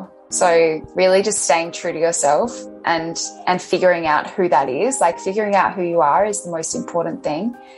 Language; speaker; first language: English; native; English